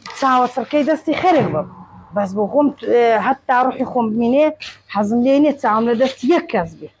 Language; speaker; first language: Central Kurdish; native; Central Kurdish